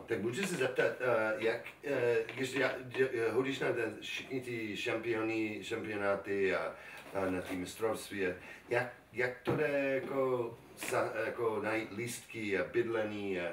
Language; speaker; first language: Czech; non-native, learner; English